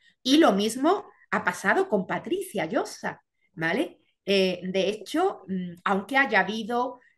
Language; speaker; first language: Spanish; native; Spanish